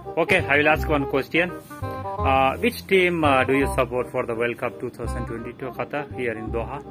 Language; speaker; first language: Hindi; non-native, local second language; Malayalam